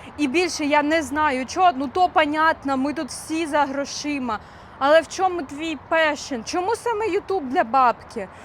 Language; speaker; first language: Ukrainian; non-native, local second language; Russian